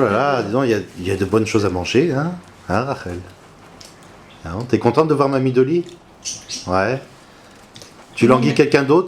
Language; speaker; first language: French; native; French